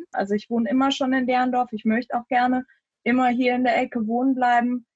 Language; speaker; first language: German; native; German